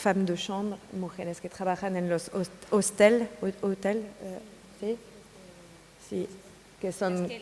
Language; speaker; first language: Spanish; non-native, learner; French